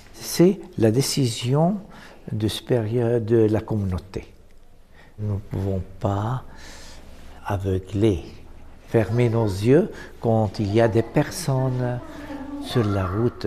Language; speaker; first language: French; non-native, local second language; Arabic